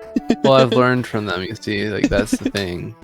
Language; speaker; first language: English; native; English